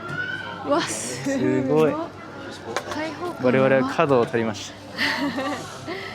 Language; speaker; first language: Japanese; native; Japanese